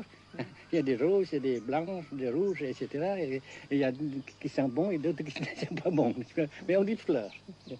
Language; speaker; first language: French; non-native, fluent; Vietnamese